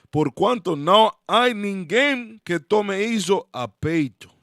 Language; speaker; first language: Portuguese; non-native, learner; Spanish